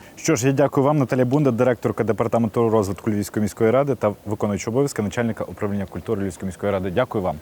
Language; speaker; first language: Ukrainian; native; Ukrainian